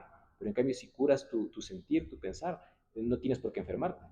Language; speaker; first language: Spanish; native; Spanish